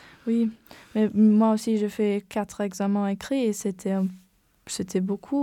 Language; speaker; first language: French; non-native, learner; German